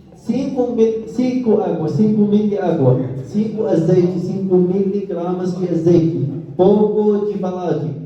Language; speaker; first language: Portuguese; non-native, learner; Arabic